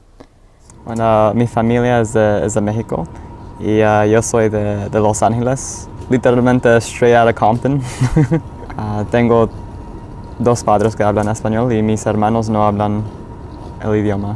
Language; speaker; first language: Spanish; early bilingual, heritage; English